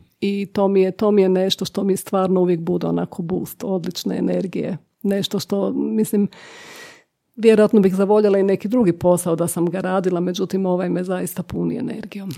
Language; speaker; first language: Croatian; native; Croatian